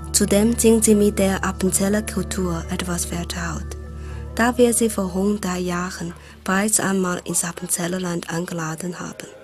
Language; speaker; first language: German; non-native, fluent; Chinese